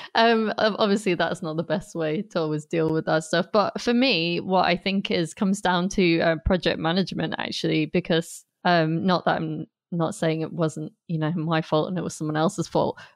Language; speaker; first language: English; native; English